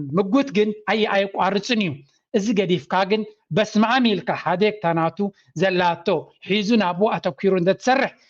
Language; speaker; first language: Tigrinya; non-native, local second language; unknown